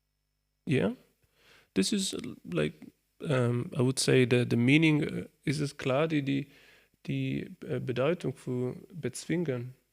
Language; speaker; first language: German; non-native, learner; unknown